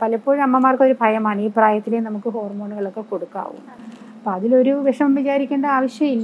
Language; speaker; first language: Malayalam; native; Malayalam